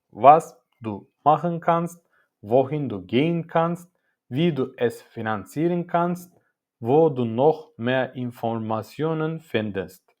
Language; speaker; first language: German; non-native, learner; Turkish